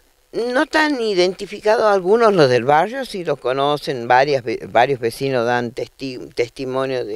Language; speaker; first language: Spanish; native; Spanish